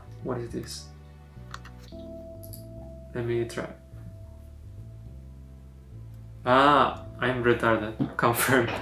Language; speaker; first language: English; non-native, learner; Spanish